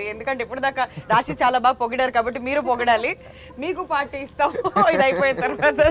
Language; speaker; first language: Telugu; native; Telugu